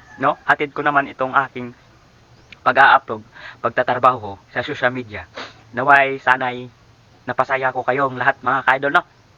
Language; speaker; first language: Filipino; native; Filipino